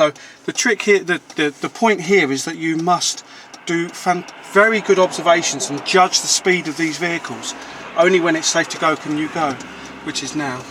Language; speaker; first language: English; native; English